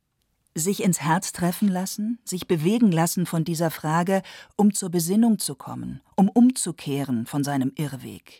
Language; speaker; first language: German; native; German